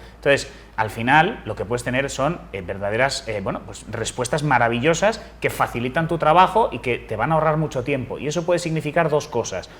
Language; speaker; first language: Spanish; native; Spanish